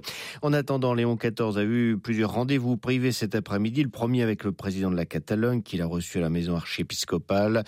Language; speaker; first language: French; native; French